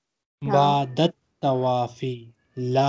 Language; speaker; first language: Arabic; non-native, fluent; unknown